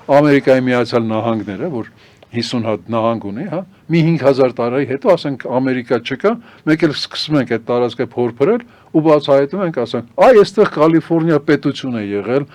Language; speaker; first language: Armenian; native; Armenian